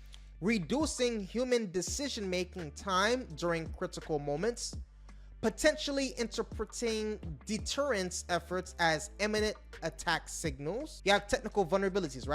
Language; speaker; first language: English; native; English